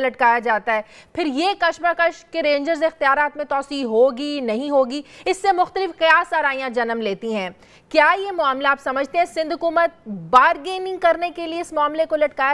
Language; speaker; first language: Urdu; native; Urdu